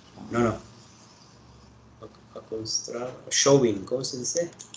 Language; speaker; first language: Spanish; non-native, learner; Arabic